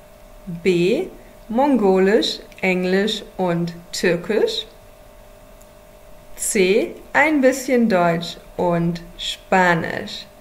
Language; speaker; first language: German; non-native, fluent; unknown